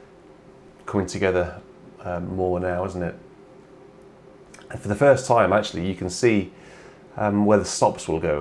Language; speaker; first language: English; native; English